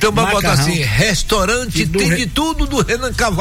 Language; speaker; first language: Portuguese; native; Portuguese